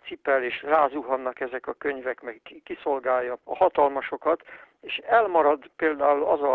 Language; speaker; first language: Hungarian; native; Hungarian